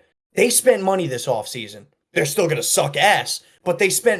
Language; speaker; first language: English; native; English